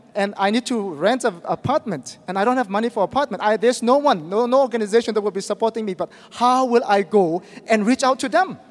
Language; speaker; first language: English; non-native, fluent; Burmese